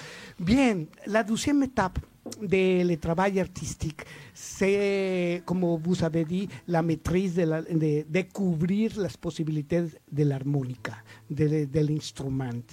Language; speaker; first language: French; non-native, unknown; Spanish